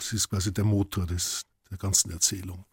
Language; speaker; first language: German; native; German